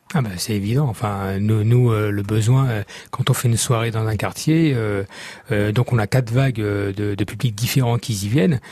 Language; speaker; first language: French; native; French